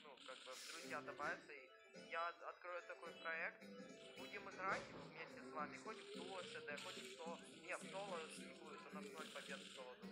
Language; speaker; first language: Russian; native; Russian